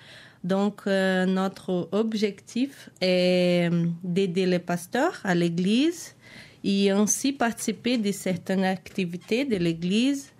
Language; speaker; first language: French; non-native, learner; Portuguese